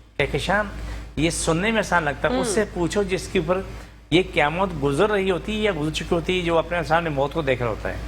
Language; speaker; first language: Urdu; non-native, local second language; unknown